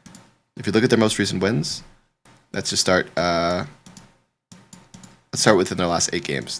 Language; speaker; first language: English; native; English